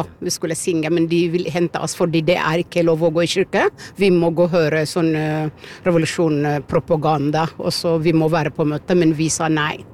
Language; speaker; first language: Norwegian; non-native, fluent; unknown